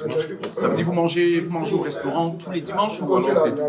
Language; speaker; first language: French; native; French